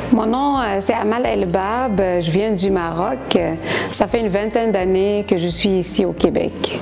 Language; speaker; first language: French; non-native, local second language; Arabic